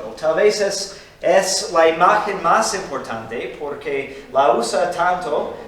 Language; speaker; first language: Spanish; non-native, fluent; English